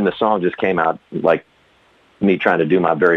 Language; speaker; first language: English; native; English